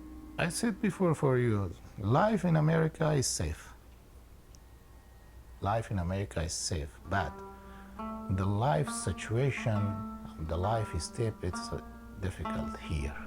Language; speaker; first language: English; non-native, learner; Persian